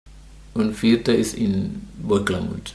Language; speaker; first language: German; non-native, learner; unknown